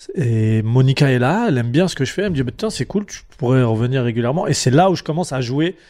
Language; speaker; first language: French; native; French